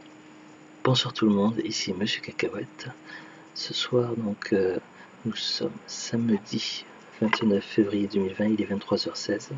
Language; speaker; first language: French; native; French